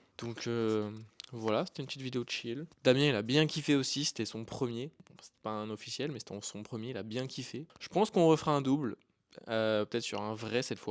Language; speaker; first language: French; native; French